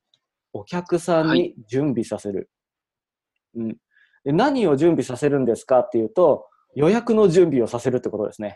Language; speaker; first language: Japanese; native; Japanese